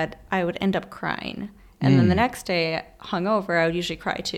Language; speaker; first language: English; native; English